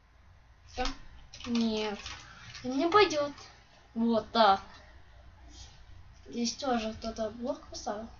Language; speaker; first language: Russian; non-native, local second language; Ukrainian